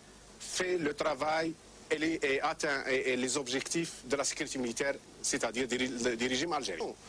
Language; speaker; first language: French; non-native, local second language; Arabic